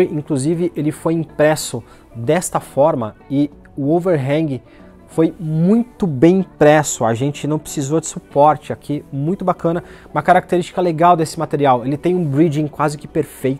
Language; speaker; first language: Portuguese; native; Portuguese